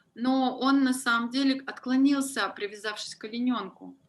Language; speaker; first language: Russian; native; Russian